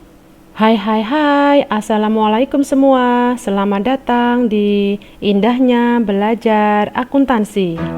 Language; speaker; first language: Indonesian; native; Indonesian